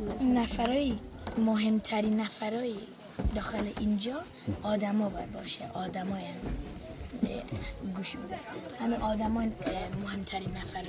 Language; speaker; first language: Persian; early bilingual, heritage; Persian